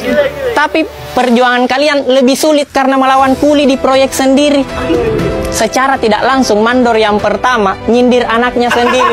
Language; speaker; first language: Indonesian; native; Indonesian